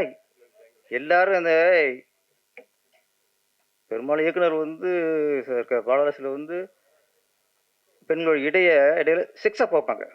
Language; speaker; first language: Tamil; native; Tamil